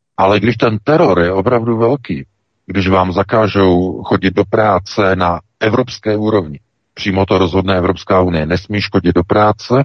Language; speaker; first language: Czech; native; Czech